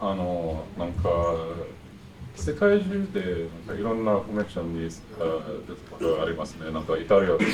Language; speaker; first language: Japanese; non-native, fluent; English